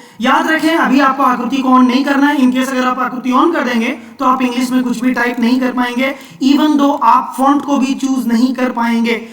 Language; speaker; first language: Hindi; non-native, local second language; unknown